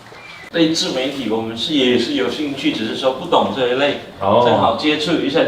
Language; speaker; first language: Chinese; native; Chinese